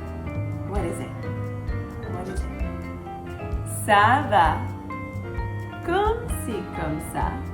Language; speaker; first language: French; non-native, fluent; English